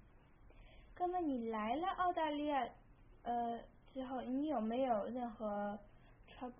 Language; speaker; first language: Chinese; early bilingual, heritage; Chinese